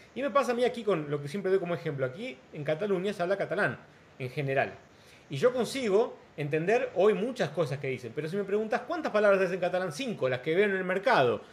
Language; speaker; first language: Spanish; non-native, fluent; Portuguese